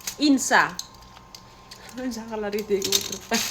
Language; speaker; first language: Korean; non-native, fluent; Uzbek